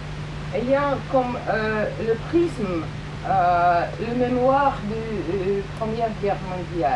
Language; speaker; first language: French; non-native, fluent; Russian